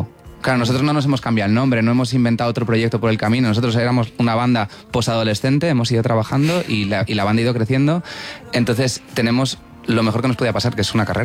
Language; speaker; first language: Spanish; native; Spanish